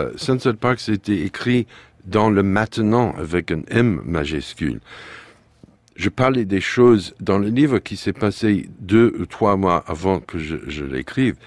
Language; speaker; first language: French; non-native, fluent; English